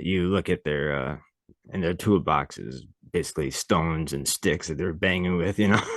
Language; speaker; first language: English; native; English